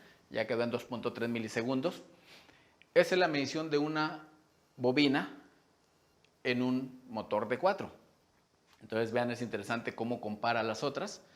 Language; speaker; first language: Spanish; native; Spanish